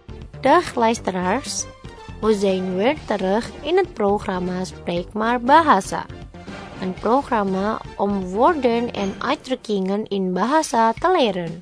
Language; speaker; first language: Dutch; non-native, fluent; Indonesian